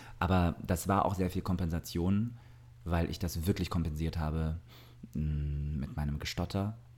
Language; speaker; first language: German; early bilingual, other home language; Russian